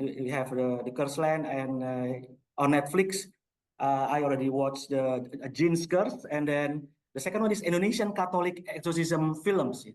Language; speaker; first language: English; non-native, local second language; Indonesian